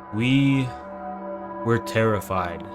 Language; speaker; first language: English; native; English